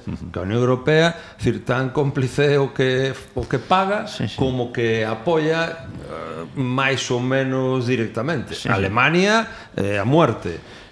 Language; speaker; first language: Galician; non-native, local second language; Spanish